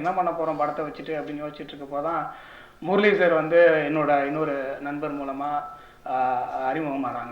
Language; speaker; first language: Tamil; native; Tamil